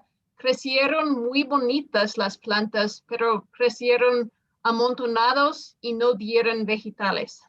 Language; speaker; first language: Spanish; non-native, fluent; English